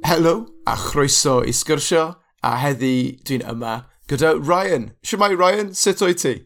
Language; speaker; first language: Welsh; non-native, local second language; English